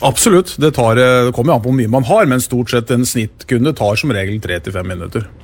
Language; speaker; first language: Norwegian; native; Norwegian